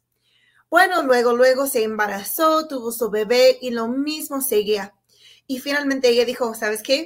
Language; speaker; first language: Spanish; non-native, fluent; English